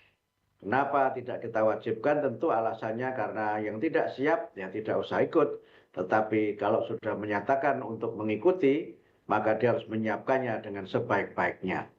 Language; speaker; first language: Indonesian; native; Indonesian